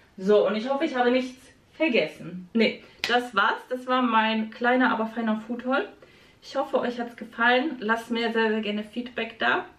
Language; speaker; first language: German; early bilingual, other home language; Polish